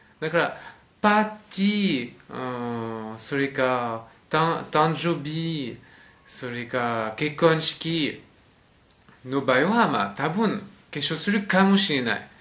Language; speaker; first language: Japanese; non-native, fluent; French